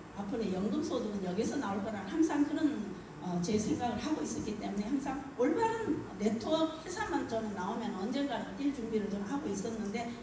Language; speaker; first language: Korean; native; Korean